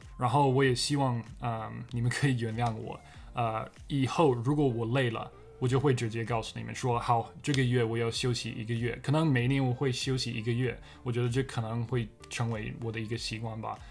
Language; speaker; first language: Chinese; non-native, fluent; English